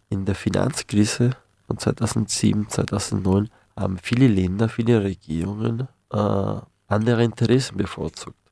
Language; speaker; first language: German; non-native, fluent; Spanish